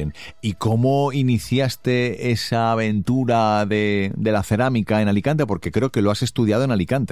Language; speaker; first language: Spanish; native; Spanish